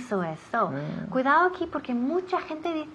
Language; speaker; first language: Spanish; non-native, fluent; English